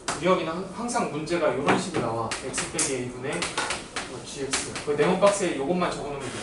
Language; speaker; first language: Korean; native; Korean